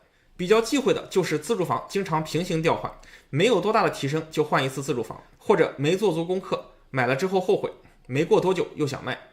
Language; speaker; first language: Chinese; native; Chinese